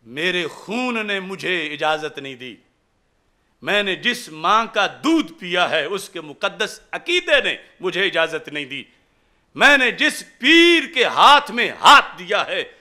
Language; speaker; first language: Urdu; non-native, local second language; Punjabi